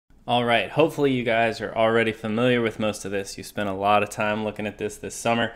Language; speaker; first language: English; native; English